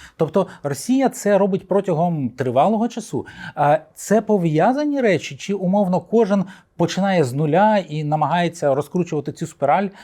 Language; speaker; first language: Ukrainian; native; Ukrainian